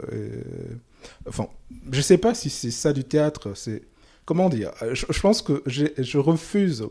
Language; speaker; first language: French; non-native, local second language; Soninke